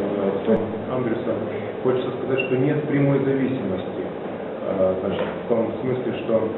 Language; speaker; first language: Russian; native; Russian